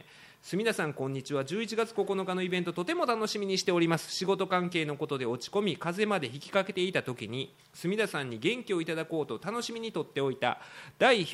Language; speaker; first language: Japanese; native; Japanese